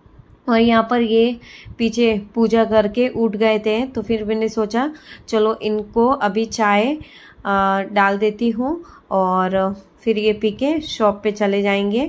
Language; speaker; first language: Hindi; native; Hindi